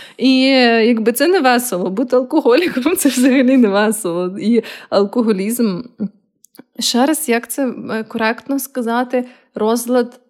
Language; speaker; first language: Ukrainian; native; Ukrainian